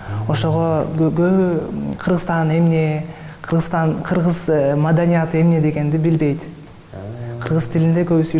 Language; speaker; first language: Kyrgyz; early bilingual, heritage; Kyrgyz